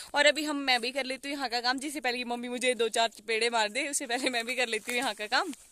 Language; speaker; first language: Hindi; native; Hindi